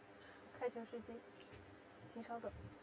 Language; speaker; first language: Chinese; native; Chinese